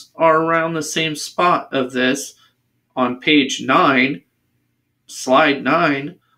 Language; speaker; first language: English; native; English